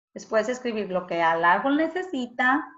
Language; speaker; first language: Spanish; early bilingual, heritage; Spanish